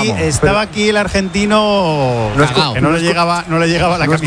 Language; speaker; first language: Spanish; native; Spanish